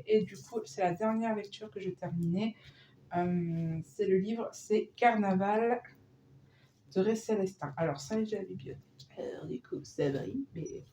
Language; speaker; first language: French; native; French